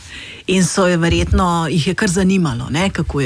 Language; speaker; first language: Slovenian; native; Slovenian